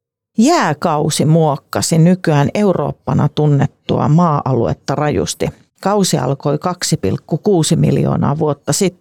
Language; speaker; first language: Finnish; native; Finnish